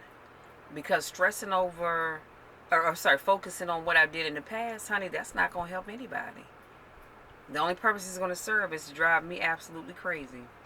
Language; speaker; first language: English; native; English